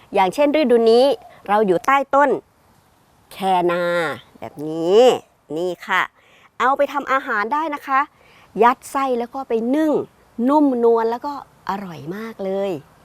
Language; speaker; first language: Thai; native; Thai